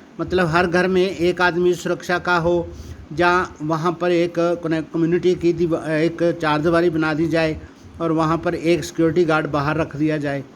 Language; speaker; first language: Hindi; non-native, local second language; Punjabi